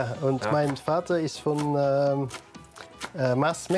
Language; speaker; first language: German; non-native, learner; Dutch